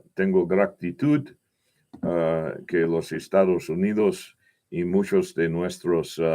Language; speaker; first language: Spanish; non-native, learner; English